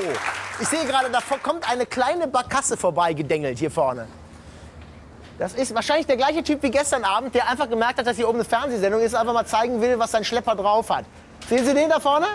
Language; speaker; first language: German; native; German